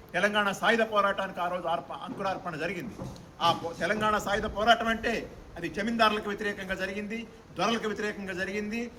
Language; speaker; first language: Telugu; native; Telugu